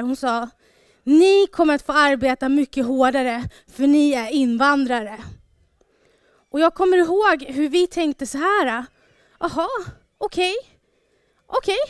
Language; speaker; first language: Swedish; early bilingual, other home language; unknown